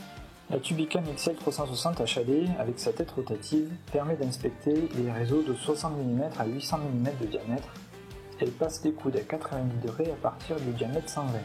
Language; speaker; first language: French; native; French